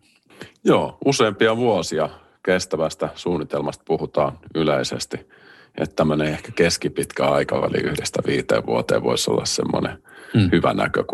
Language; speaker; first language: Finnish; native; Finnish